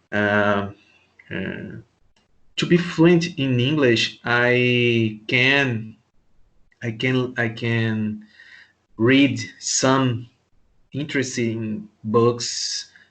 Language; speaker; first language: English; non-native, learner; Portuguese